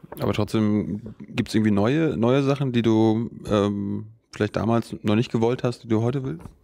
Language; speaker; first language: German; native; German